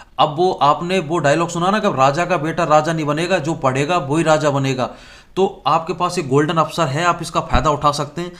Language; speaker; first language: Hindi; native; Hindi